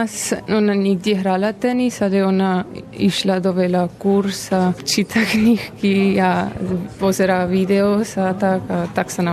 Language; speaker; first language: Slovak; early bilingual, heritage; Slovak